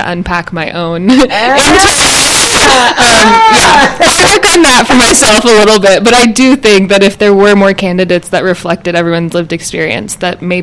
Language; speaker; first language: English; native; English